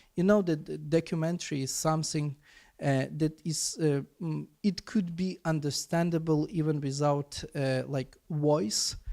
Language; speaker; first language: English; non-native, fluent; Ukrainian